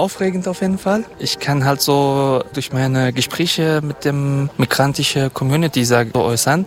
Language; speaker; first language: German; non-native, fluent; Kurdish